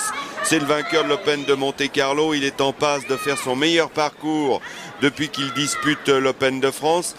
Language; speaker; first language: French; native; French